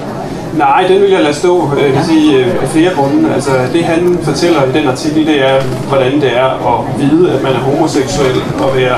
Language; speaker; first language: Danish; native; Danish